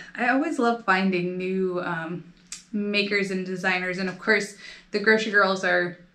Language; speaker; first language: English; native; English